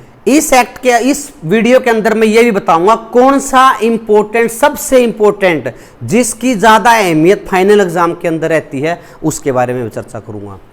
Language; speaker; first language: Hindi; native; Hindi